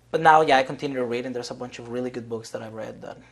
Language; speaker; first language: English; non-native, fluent; Spanish